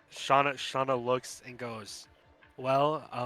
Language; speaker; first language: English; native; English